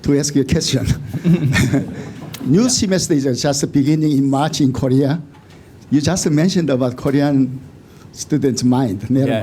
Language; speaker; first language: English; non-native, learner; Korean